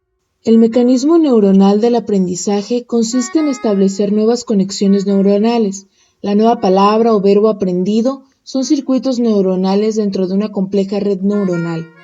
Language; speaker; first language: Spanish; native; Spanish